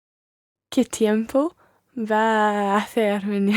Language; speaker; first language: Spanish; non-native, learner; English